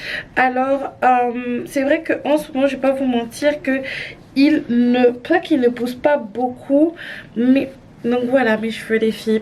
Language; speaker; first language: French; native; French